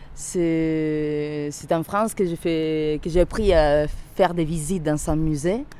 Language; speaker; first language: French; non-native, fluent; Spanish